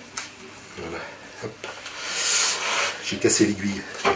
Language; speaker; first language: French; native; French